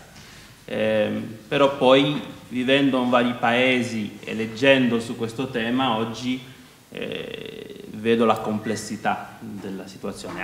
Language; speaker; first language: Italian; non-native, fluent; Maltese